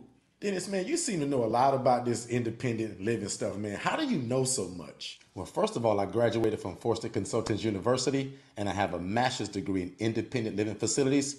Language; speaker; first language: English; native; English